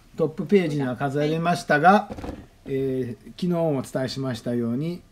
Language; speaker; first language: Japanese; native; Japanese